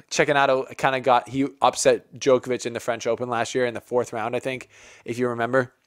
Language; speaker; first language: English; native; English